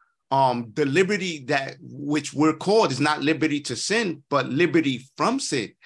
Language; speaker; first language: English; native; English